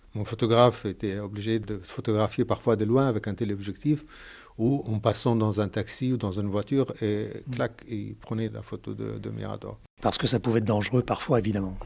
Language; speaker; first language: French; non-native, fluent; Arabic